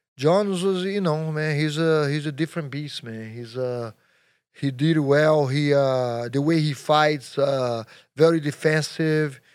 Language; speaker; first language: English; non-native, learner; Portuguese